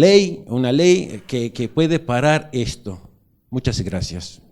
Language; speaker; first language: Spanish; non-native, learner; Arabic